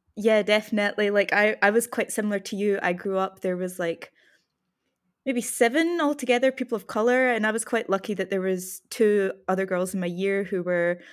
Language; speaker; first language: English; native; English